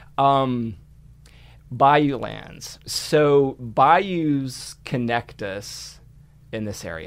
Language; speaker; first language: English; native; English